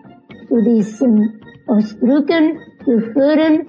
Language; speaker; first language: German; non-native, learner; Indonesian